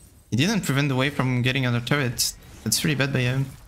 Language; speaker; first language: English; non-native, fluent; French